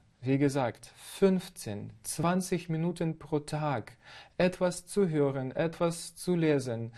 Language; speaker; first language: German; non-native, fluent; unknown